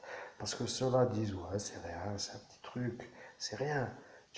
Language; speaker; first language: French; native; French